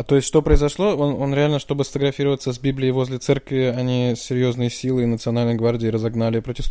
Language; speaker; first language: Russian; native; Russian